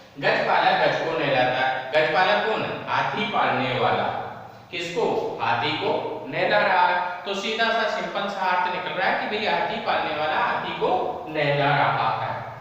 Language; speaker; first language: Hindi; native; Hindi